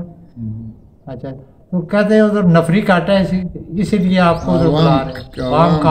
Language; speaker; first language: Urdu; non-native, local second language; Punjabi